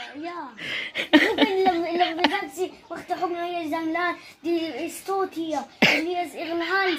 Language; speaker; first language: German; early bilingual, heritage; German